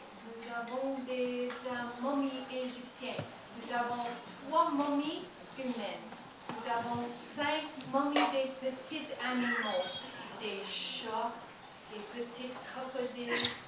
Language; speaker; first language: French; non-native, learner; English